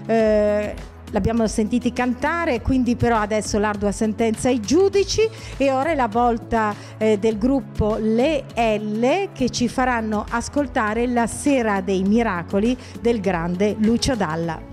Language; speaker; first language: Italian; native; Italian